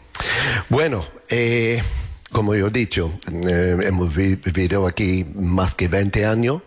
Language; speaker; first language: Spanish; non-native, learner; English